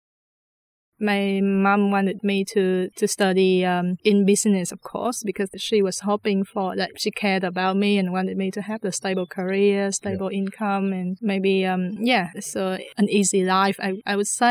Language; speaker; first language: English; non-native, fluent; Vietnamese